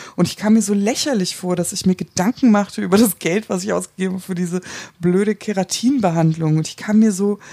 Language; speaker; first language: German; native; German